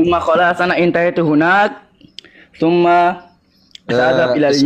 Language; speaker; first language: Arabic; non-native, learner; Indonesian